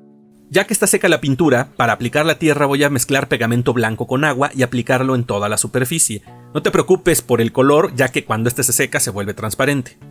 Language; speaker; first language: Spanish; native; Spanish